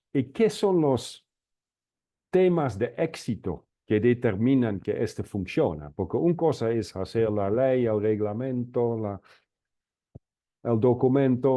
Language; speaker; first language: Spanish; non-native, fluent; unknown